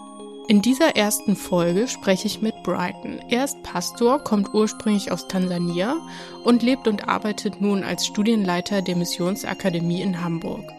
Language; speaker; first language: German; native; German